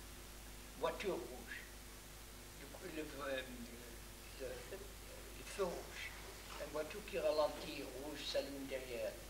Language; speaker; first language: French; non-native, fluent; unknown